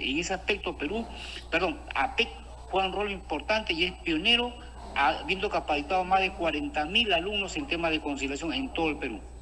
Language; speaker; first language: Spanish; native; Spanish